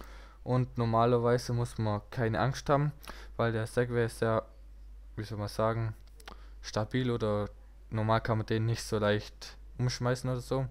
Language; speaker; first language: German; native; German